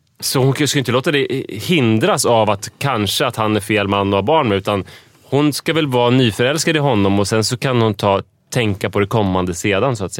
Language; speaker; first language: Swedish; native; Swedish